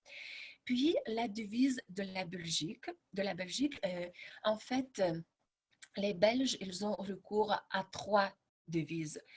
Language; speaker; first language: French; non-native, fluent; Lithuanian